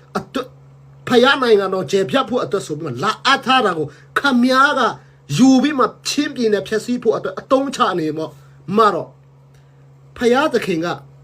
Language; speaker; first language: Burmese; non-native, local second language; Hakha Chin